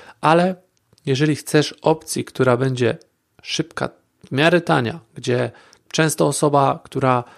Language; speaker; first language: Polish; native; Polish